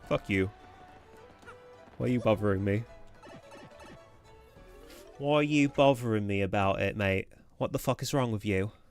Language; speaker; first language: English; native; English